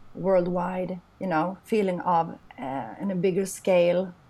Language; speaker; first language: English; non-native, fluent; Swedish